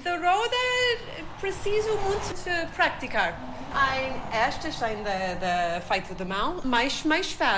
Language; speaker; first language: Portuguese; non-native, learner; English